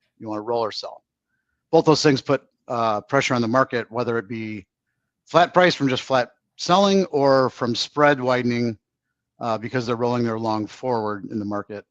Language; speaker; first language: English; native; English